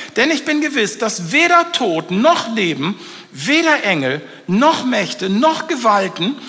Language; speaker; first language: German; native; German